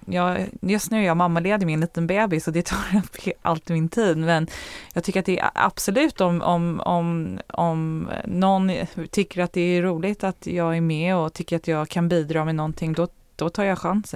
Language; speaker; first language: Swedish; early bilingual, heritage; Swedish